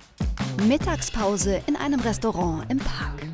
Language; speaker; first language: German; native; German